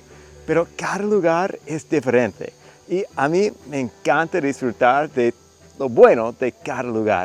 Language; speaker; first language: Spanish; non-native, fluent; English